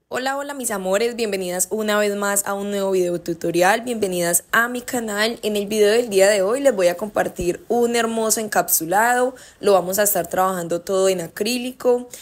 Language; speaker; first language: Spanish; native; Spanish